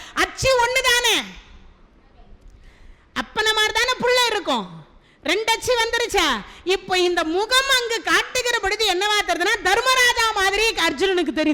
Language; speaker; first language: Tamil; native; Tamil